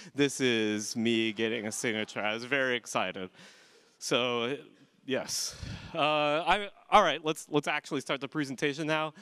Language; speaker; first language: English; native; English